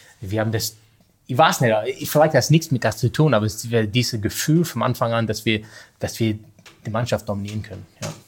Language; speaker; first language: German; non-native, learner; English